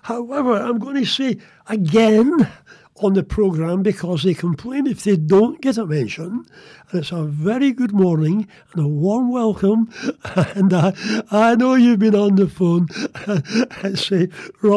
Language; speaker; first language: English; native; English